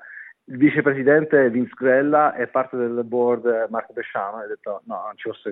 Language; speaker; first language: Italian; native; Italian